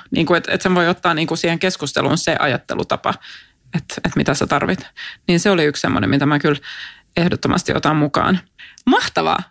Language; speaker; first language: Finnish; non-native, local second language; Swedish